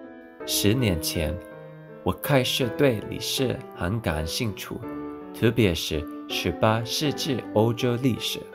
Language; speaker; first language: Chinese; non-native, learner; English